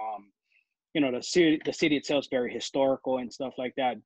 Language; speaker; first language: English; native; English